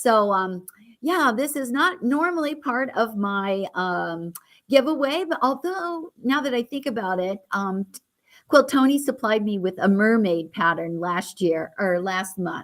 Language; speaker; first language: English; native; English